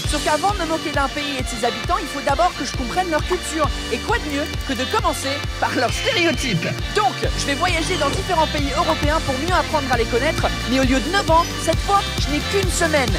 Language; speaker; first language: French; non-native, fluent; English